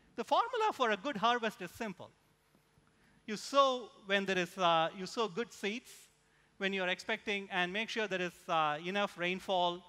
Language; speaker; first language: English; non-native, local second language; Tamil